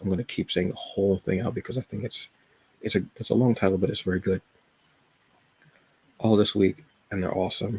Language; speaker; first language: English; native; English